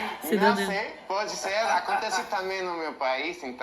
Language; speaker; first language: Portuguese; non-native, fluent; Spanish